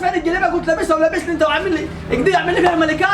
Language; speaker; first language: Arabic; native; Arabic